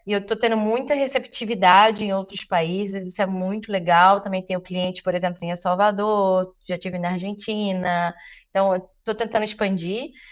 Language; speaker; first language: Portuguese; native; Portuguese